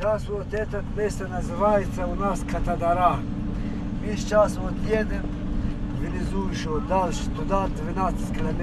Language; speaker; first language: Russian; non-native, local second language; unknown